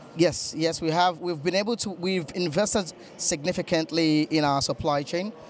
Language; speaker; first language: English; non-native, local second language; Yoruba